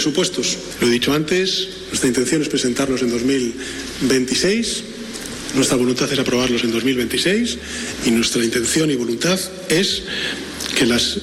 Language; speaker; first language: Spanish; native; Spanish